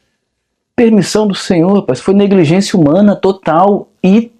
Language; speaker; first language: Portuguese; native; Portuguese